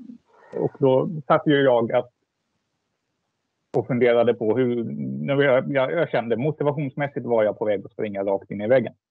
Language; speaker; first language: Swedish; native; Swedish